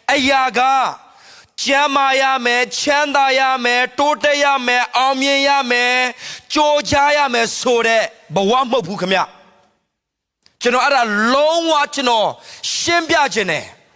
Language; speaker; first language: Burmese; non-native, local second language; Hakha Chin